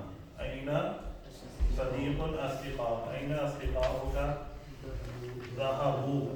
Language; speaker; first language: Arabic; non-native, fluent; Urdu